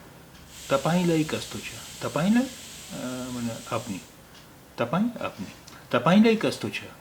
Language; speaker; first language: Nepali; non-native, fluent; Bangla